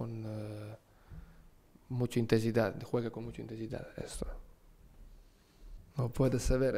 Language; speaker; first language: Spanish; non-native, learner; Serbian